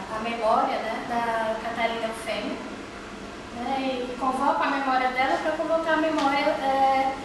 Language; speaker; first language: Portuguese; native; Portuguese